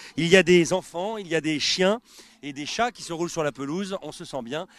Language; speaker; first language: French; native; French